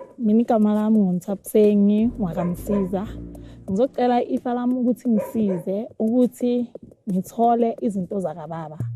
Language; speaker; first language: Zulu; native; Zulu